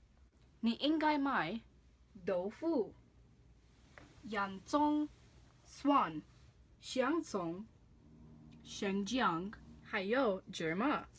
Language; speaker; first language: Chinese; non-native, learner; English